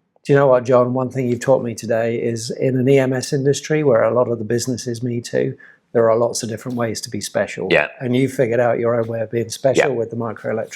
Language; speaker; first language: English; native; English